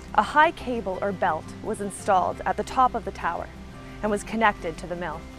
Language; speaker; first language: English; native; English